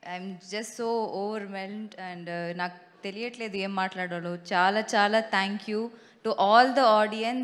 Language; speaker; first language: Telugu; non-native, local second language; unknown